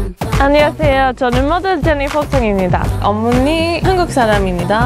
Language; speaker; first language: Korean; early bilingual, heritage; Swedish